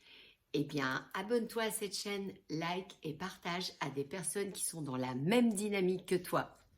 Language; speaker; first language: French; native; French